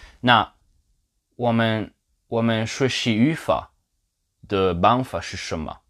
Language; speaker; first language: Chinese; non-native, learner; Polish